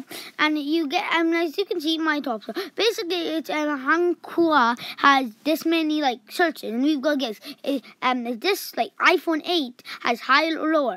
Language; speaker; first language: English; native; English